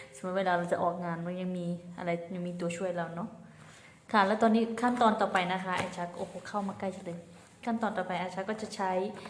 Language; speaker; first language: Thai; native; Thai